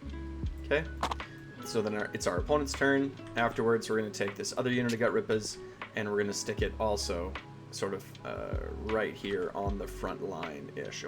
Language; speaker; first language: English; native; English